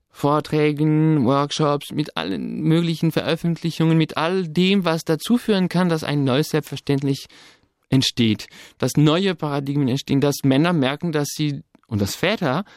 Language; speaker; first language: German; non-native, fluent; French